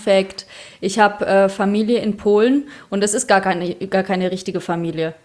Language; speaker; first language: German; early bilingual, other home language; Russian